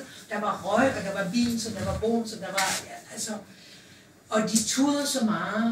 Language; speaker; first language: Danish; non-native, fluent; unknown